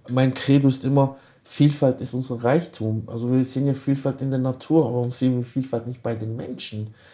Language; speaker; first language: German; early bilingual, other home language; Kurdish